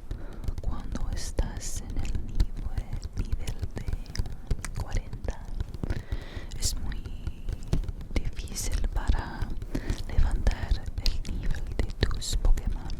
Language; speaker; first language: Spanish; non-native, learner; English